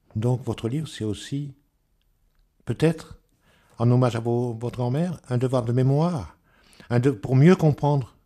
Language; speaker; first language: French; native; French